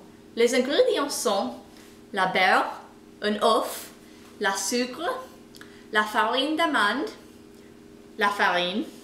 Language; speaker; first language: French; non-native, learner; English